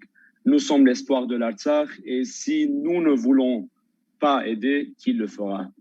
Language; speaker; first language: French; non-native, local second language; Armenian